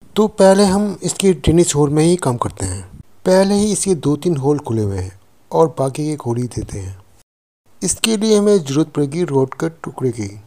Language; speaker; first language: Hindi; non-native, local second language; Nepali